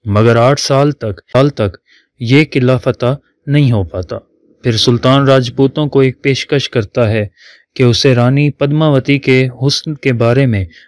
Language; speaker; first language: Urdu; native; Urdu